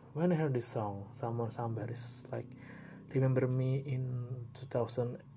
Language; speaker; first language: English; non-native, learner; Indonesian